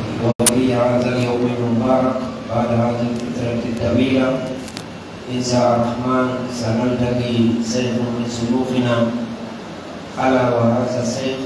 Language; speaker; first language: Arabic; non-native, fluent; Fula